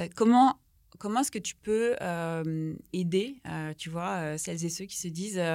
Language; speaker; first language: French; native; French